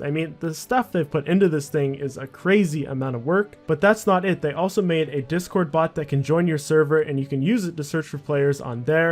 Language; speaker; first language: English; native; English